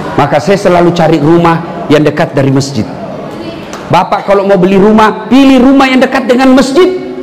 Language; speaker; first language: Indonesian; non-native, local second language; Buginese